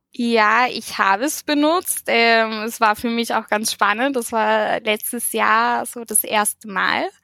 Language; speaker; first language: German; early bilingual, heritage; German